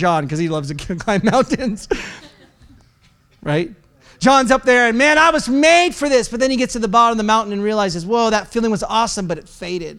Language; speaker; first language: English; native; English